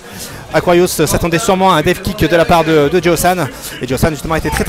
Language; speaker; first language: French; native; French